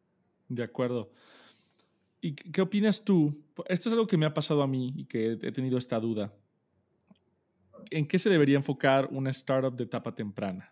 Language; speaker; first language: Spanish; native; Spanish